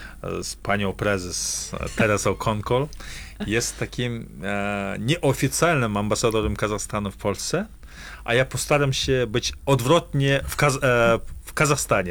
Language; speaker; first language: Polish; non-native, fluent; Kazakh